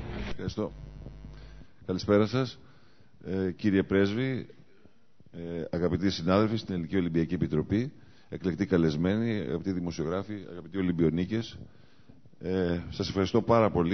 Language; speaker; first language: Greek; native; Greek